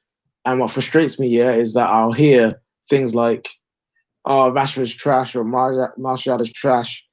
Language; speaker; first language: English; native; English